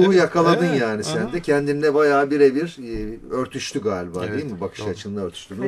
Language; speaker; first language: Turkish; native; Turkish